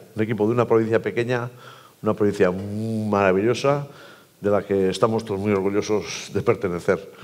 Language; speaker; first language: Spanish; native; Spanish